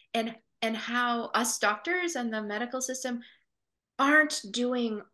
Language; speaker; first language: English; native; English